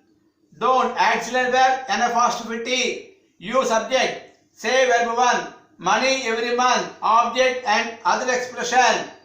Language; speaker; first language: English; non-native, local second language; Telugu